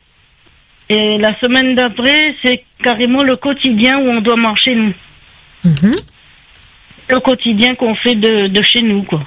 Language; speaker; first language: French; native; French